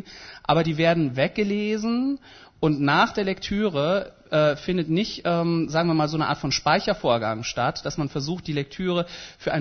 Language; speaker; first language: German; native; German